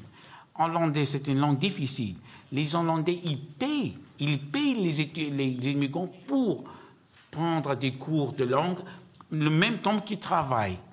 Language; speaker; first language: French; non-native, learner; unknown